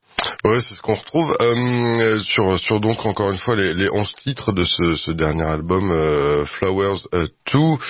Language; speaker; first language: French; native; French